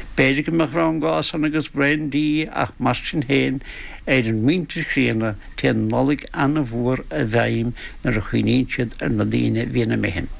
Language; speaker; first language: Irish; native; Irish